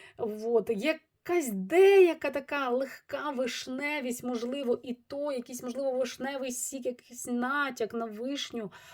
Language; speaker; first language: Ukrainian; native; Ukrainian